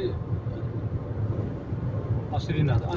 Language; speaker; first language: Arabic; non-native, learner; Hindi